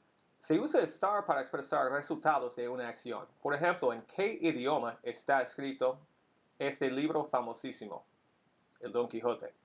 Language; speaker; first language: Spanish; non-native, fluent; English